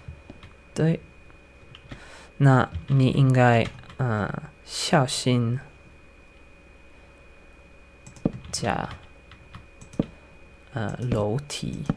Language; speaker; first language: Chinese; non-native, learner; English